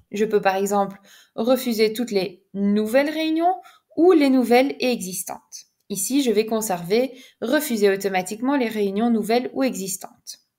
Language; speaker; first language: French; native; French